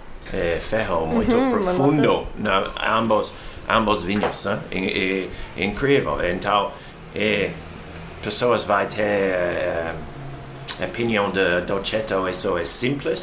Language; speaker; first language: Portuguese; non-native, learner; English